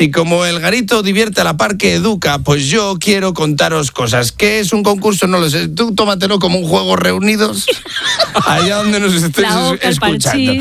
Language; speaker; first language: Spanish; native; Spanish